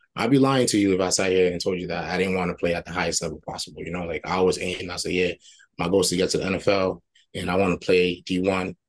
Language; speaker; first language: English; early bilingual, other home language; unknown